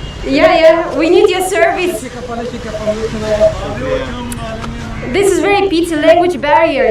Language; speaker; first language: English; non-native, fluent; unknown